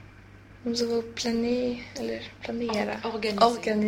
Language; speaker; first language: French; non-native, learner; Swedish